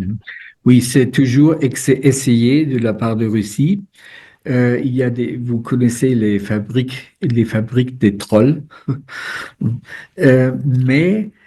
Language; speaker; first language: French; non-native, fluent; German